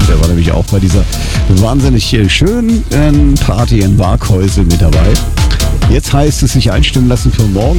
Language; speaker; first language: German; native; German